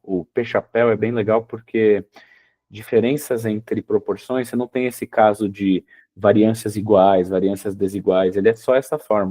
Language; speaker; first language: Portuguese; native; Portuguese